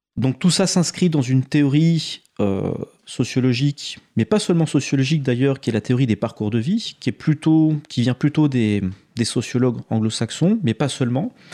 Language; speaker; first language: French; native; French